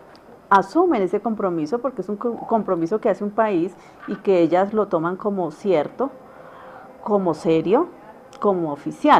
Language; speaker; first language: Spanish; native; Spanish